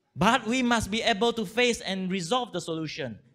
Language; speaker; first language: English; non-native, local second language; Malay